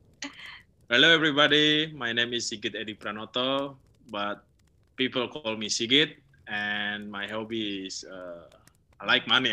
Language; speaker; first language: English; non-native, learner; Indonesian